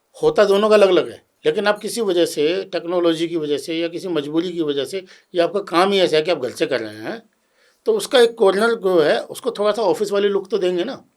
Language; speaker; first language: Hindi; native; Hindi